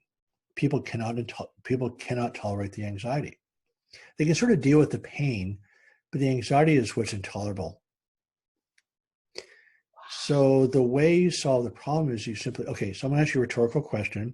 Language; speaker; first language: English; native; English